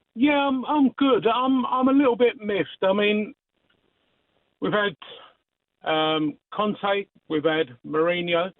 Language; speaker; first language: English; native; English